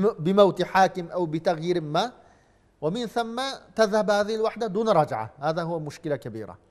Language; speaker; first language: Arabic; non-native, fluent; Uyghur